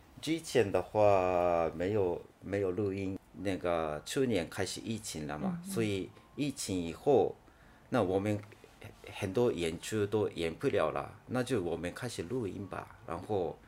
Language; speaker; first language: Chinese; non-native, fluent; Japanese